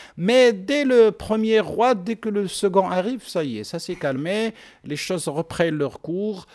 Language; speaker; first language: French; non-native, local second language; Arabic